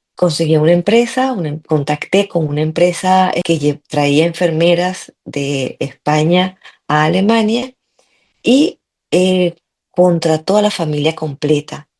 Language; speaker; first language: Spanish; native; Spanish